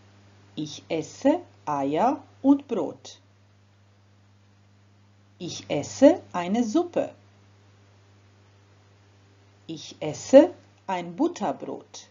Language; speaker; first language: German; non-native, fluent; Croatian